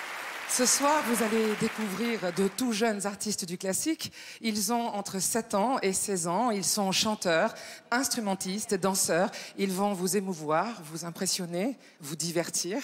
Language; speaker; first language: French; native; French